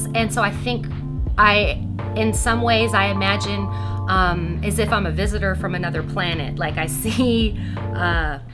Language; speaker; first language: English; native; English